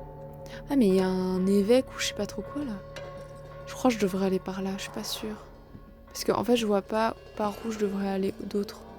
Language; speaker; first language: French; native; French